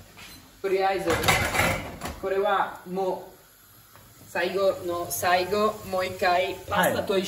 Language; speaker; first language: Japanese; non-native, learner; Italian